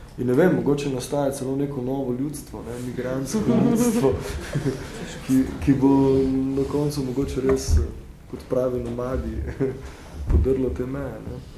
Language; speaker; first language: Slovenian; native; Slovenian